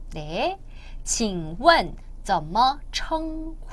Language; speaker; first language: Chinese; non-native, fluent; Korean